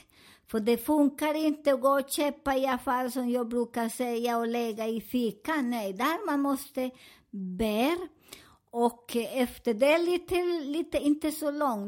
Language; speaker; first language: Swedish; non-native, learner; Spanish